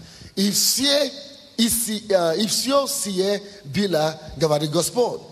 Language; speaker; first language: Russian; non-native, fluent; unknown